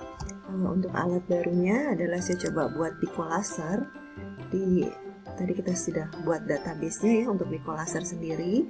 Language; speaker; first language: Indonesian; native; Indonesian